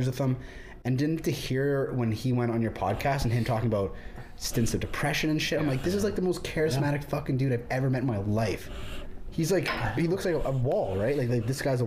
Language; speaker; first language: English; native; English